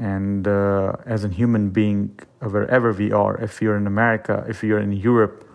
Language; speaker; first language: English; non-native, fluent; Persian